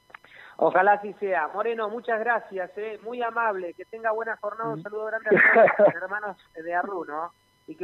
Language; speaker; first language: Spanish; native; Spanish